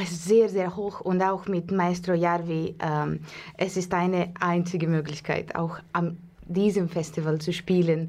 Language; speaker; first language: German; non-native, fluent; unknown